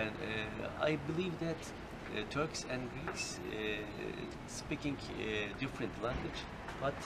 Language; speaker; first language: English; non-native, learner; Turkish